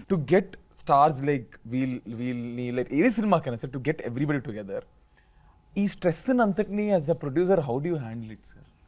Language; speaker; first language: Telugu; native; Telugu